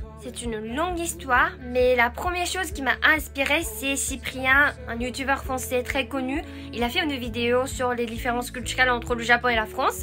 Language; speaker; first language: French; non-native, fluent; Japanese